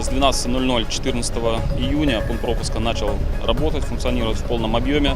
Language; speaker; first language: Russian; native; Russian